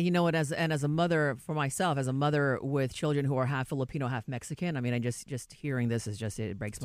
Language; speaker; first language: English; native; English